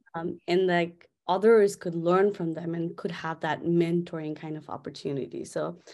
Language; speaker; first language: English; non-native, local second language; Nepali